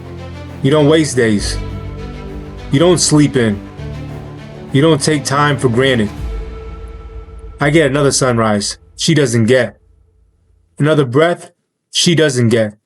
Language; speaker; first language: English; native; English